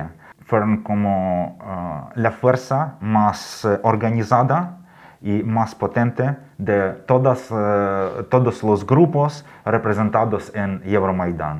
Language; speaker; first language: Spanish; non-native, fluent; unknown